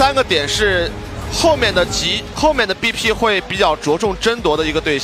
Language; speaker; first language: Chinese; native; Chinese